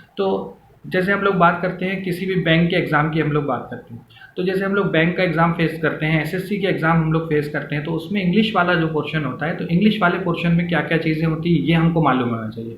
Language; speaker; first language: Hindi; native; Hindi